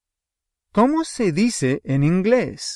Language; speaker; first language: Spanish; non-native, fluent; English